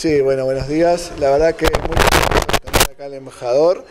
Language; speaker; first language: Spanish; native; Spanish